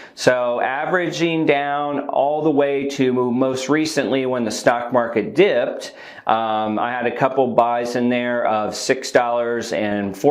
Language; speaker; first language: English; native; English